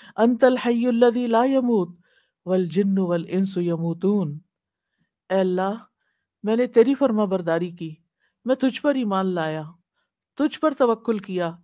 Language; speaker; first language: Urdu; native; Urdu